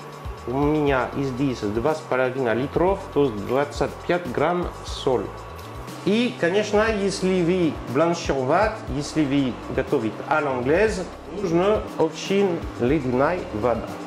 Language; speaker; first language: Russian; non-native, learner; French